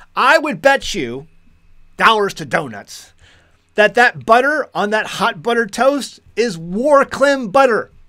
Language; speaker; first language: English; native; English